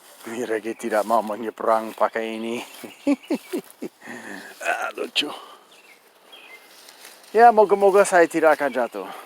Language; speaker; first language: Indonesian; non-native, fluent; English